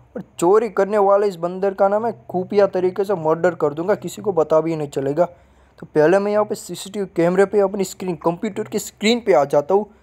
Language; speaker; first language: Hindi; non-native, local second language; Gujarati